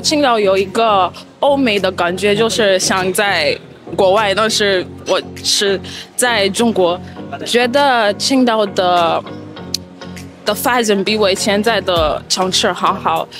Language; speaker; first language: Chinese; non-native, fluent; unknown